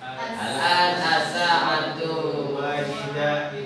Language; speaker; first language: Arabic; non-native, learner; Indonesian